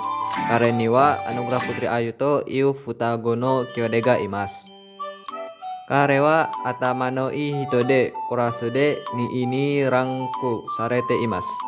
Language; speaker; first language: Japanese; non-native, learner; Indonesian